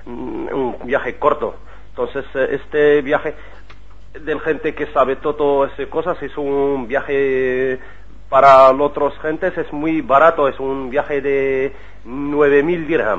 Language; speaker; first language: Spanish; non-native, learner; Arabic